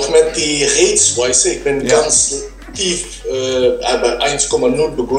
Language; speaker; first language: German; non-native, learner; Dutch